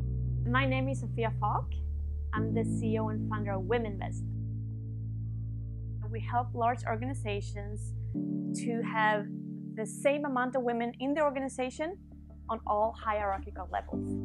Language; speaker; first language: English; non-native, fluent; Swedish